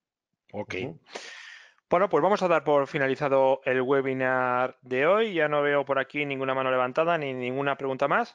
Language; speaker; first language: Spanish; native; Spanish